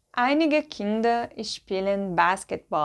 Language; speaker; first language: German; non-native, fluent; Portuguese